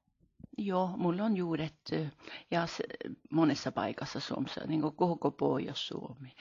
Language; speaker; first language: Finnish; early bilingual, heritage; Finnish